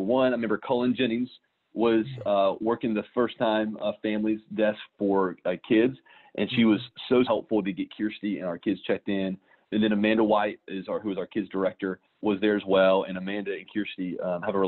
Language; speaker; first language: English; native; English